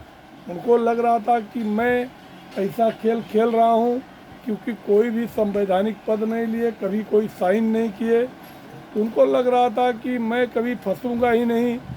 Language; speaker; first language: Hindi; native; Hindi